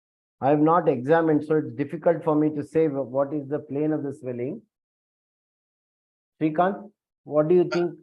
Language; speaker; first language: English; non-native, local second language; Kannada